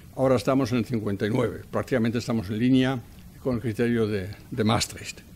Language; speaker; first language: Spanish; non-native, fluent; German